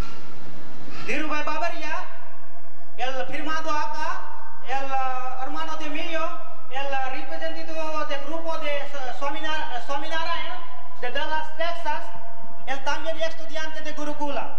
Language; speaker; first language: Spanish; non-native, learner; Gujarati